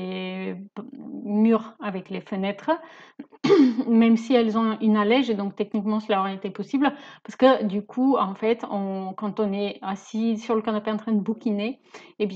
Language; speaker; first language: French; native; French